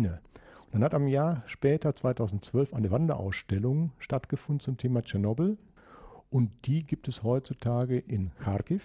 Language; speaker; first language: German; native; German